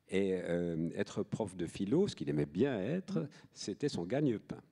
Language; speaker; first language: French; native; French